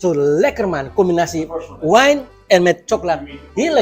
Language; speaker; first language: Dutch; non-native, learner; Indonesian